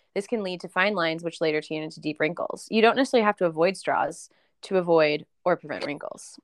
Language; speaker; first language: English; native; English